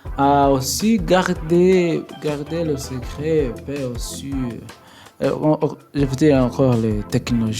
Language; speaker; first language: French; non-native, learner; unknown